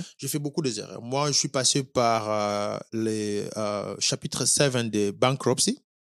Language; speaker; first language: French; non-native, local second language; Lingala